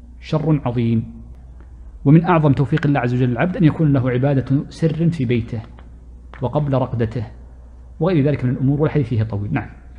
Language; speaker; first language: Arabic; native; Arabic